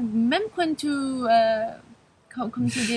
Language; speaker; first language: French; non-native, learner; Spanish